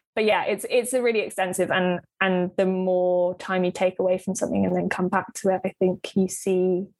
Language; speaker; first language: English; native; English